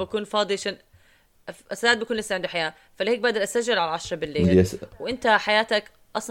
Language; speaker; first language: Arabic; native; Arabic